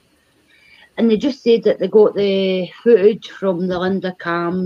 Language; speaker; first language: English; native; English